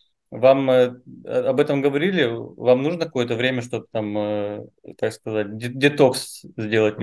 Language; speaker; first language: Russian; native; Russian